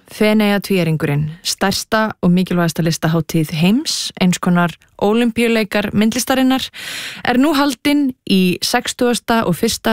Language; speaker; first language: Icelandic; native; Icelandic